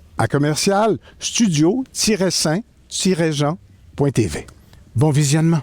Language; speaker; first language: French; native; French